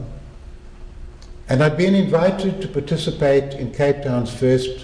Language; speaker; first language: English; native; English